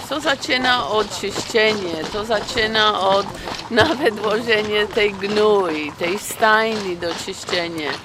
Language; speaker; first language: Polish; non-native, learner; English